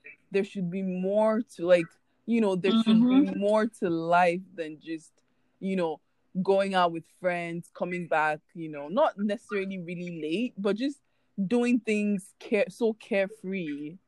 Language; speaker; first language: English; non-native, local second language; Igbo